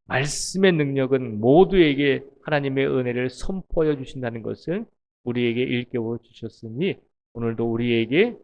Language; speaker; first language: Korean; native; Korean